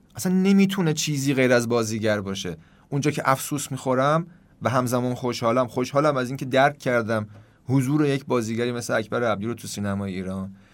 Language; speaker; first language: Persian; native; Persian